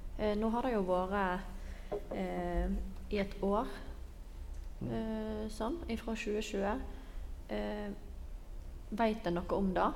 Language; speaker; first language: Norwegian; native; Norwegian